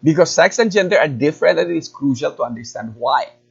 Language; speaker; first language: English; non-native, local second language; Filipino